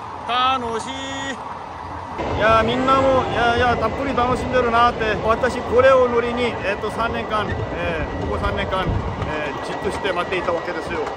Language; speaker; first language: Japanese; non-native, fluent; Korean